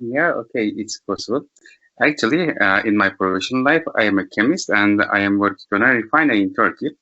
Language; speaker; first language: English; non-native, learner; Turkish